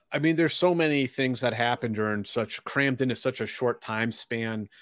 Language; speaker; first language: English; native; English